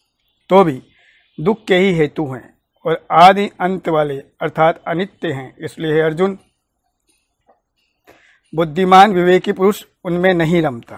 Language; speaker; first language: Hindi; native; Hindi